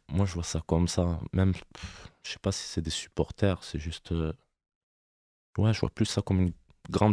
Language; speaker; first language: French; native; French